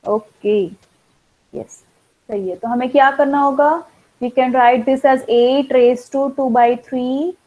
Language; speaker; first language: Hindi; non-native, local second language; Gujarati